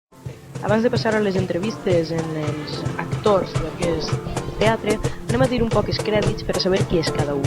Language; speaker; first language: Catalan; native; Catalan